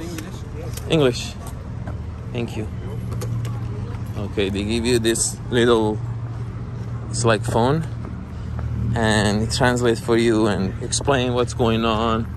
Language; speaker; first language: English; non-native, fluent; Persian